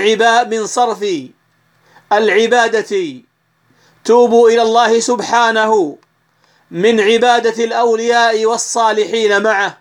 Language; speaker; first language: Arabic; native; Arabic